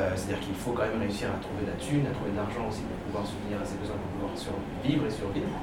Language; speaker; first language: French; native; French